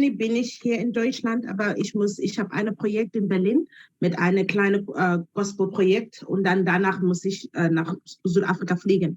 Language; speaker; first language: German; non-native, learner; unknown